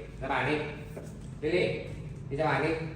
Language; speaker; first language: Vietnamese; native; Vietnamese